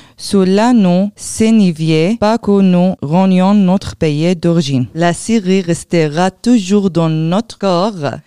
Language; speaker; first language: French; non-native, learner; Arabic